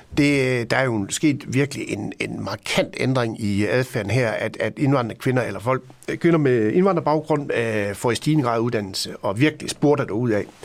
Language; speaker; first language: Danish; native; Danish